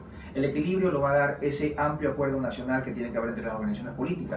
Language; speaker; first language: Spanish; native; Spanish